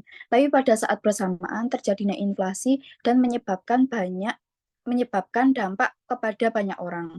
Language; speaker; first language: Indonesian; native; Indonesian